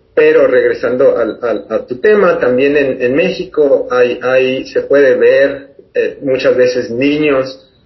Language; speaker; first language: Spanish; native; Spanish